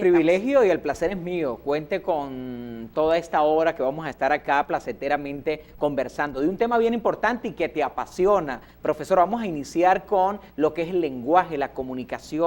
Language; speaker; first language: Spanish; native; Spanish